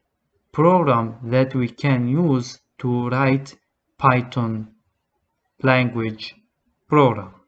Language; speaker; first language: English; non-native, learner; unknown